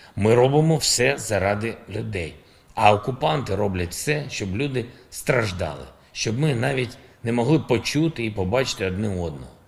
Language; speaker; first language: Ukrainian; non-native, local second language; Russian